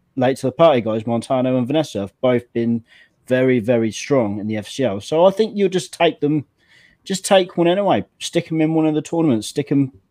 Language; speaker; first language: English; native; English